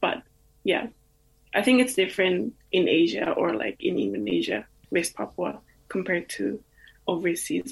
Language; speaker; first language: English; non-native, fluent; Indonesian